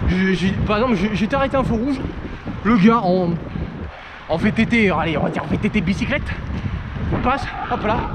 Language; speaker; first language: French; native; French